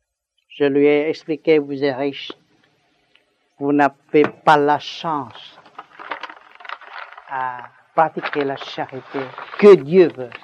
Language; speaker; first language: French; non-native, learner; Vietnamese